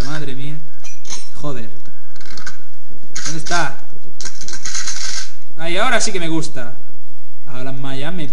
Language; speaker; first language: Spanish; native; Spanish